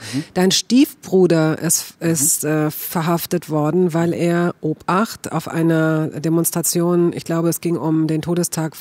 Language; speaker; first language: German; native; German